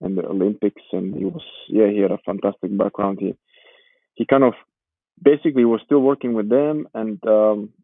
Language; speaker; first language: English; non-native, fluent; Georgian